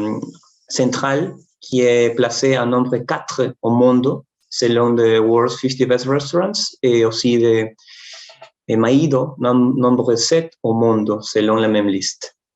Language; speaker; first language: French; non-native, fluent; Spanish